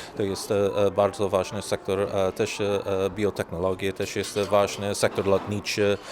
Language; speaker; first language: Polish; non-native, learner; English